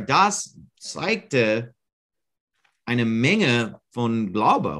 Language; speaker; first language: German; non-native, learner; English